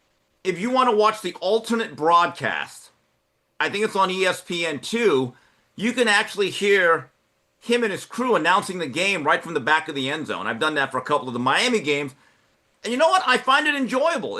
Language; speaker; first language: English; native; English